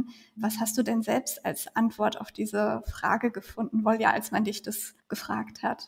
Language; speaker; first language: German; native; German